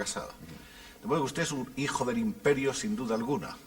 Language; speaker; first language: Spanish; native; Spanish